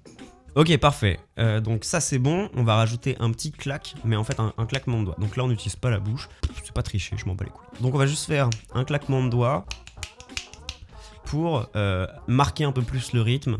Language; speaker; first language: French; native; French